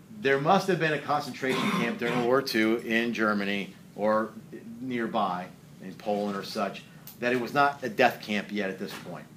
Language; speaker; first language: English; native; English